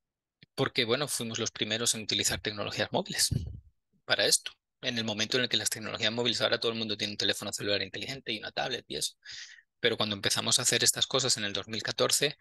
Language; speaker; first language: Spanish; native; Spanish